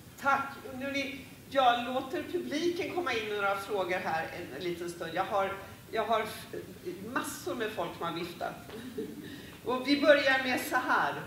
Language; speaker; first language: Swedish; native; Swedish